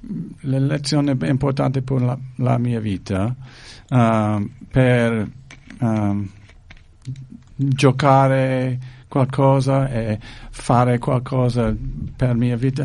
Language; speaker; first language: Italian; non-native, learner; English